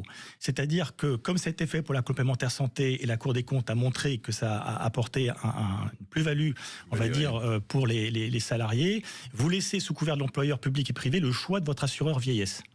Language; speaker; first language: French; native; French